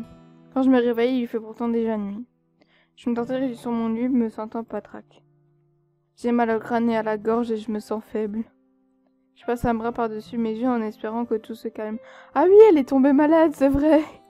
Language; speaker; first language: French; native; French